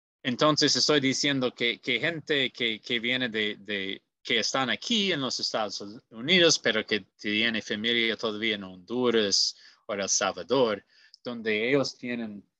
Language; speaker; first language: Spanish; non-native, learner; English